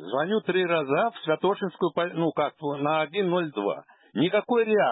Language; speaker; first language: Russian; native; Russian